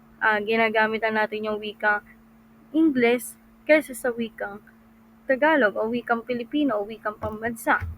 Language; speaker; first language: Filipino; non-native, local second language; Cebuano